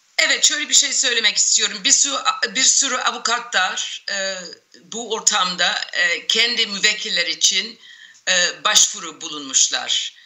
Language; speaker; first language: Turkish; non-native, fluent; English